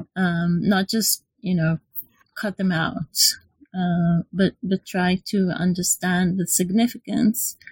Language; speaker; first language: English; non-native, fluent; Hebrew